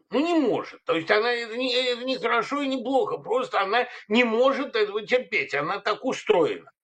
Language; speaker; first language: Russian; native; Russian